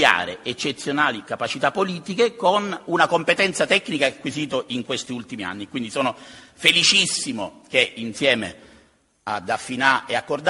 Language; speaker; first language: Italian; native; Italian